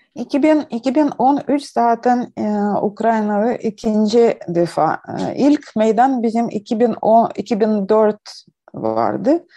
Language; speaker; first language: Turkish; non-native, learner; Ukrainian